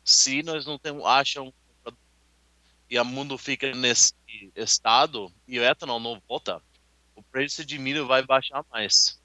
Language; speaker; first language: Portuguese; non-native, learner; English